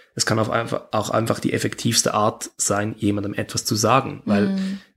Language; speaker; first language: German; native; German